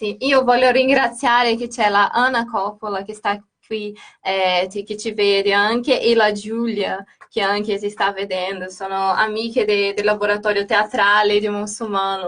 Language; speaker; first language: Italian; non-native, fluent; Portuguese